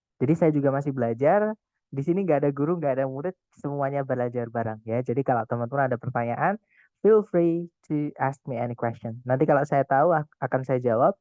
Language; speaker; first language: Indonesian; non-native, local second language; Javanese